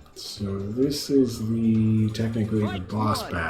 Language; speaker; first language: English; native; English